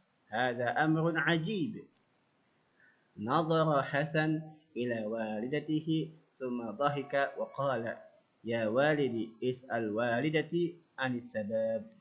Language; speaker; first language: Arabic; non-native, fluent; Indonesian